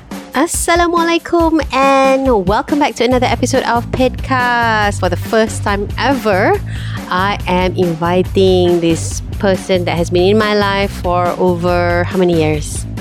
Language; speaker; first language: English; non-native, local second language; Malay